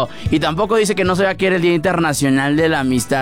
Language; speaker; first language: Spanish; native; Spanish